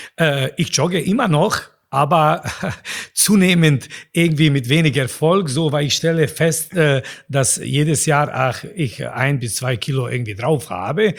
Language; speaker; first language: German; non-native, fluent; Bosnian